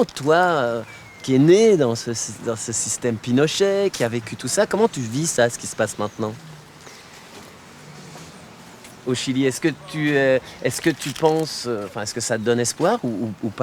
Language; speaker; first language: French; native; French